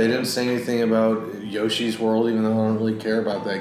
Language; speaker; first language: English; native; English